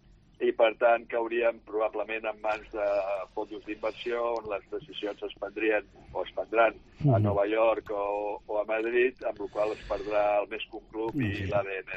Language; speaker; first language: Catalan; native; Catalan